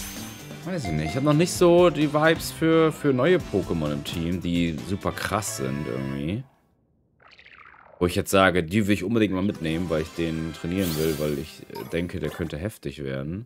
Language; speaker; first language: German; native; German